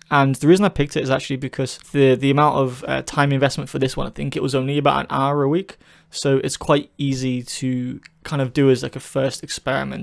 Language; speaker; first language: English; native; English